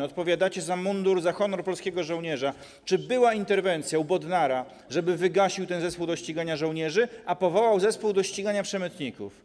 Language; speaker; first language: Polish; native; Polish